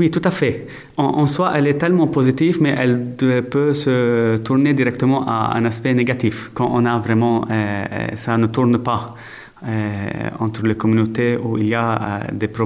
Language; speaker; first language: French; non-native, local second language; Arabic